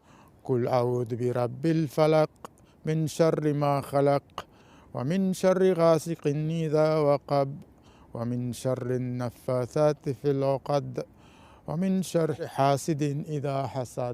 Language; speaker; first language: Arabic; non-native, fluent; Japanese